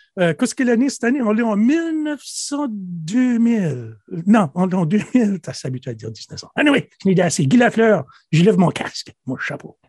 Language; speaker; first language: French; native; French